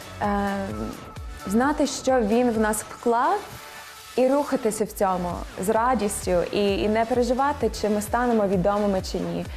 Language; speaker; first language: Ukrainian; non-native, fluent; English